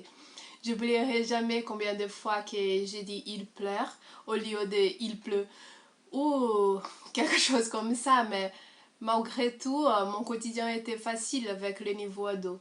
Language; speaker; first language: French; non-native, fluent; Portuguese